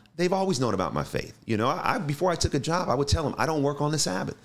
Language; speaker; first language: English; native; English